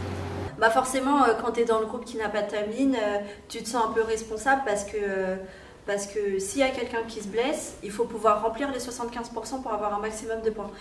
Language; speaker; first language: French; native; French